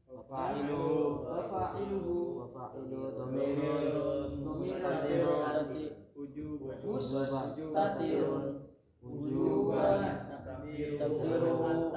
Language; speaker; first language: Arabic; non-native, learner; Indonesian